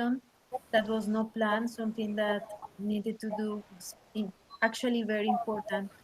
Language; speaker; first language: English; non-native, learner; Spanish